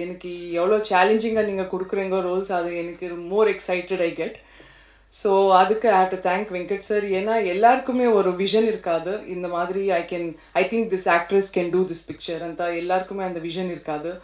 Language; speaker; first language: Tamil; non-native, fluent; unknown